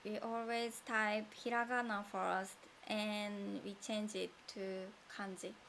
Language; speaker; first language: English; non-native, fluent; Japanese